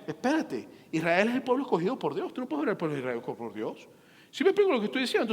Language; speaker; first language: Spanish; native; Spanish